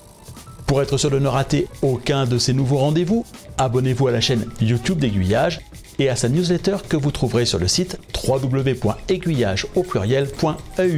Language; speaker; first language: French; native; French